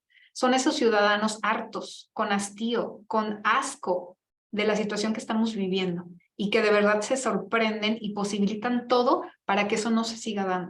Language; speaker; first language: Spanish; native; Spanish